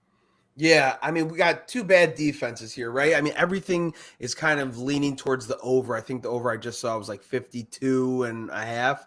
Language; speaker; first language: English; native; English